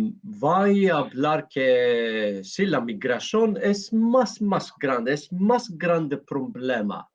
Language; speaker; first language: Spanish; non-native, learner; Greek